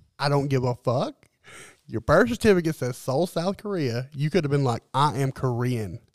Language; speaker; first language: English; native; English